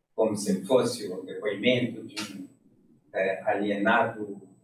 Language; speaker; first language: Portuguese; native; Portuguese